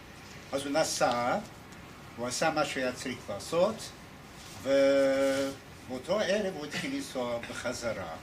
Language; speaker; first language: Hebrew; non-native, fluent; English